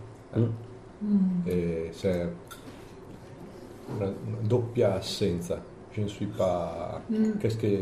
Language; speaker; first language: French; non-native, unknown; Italian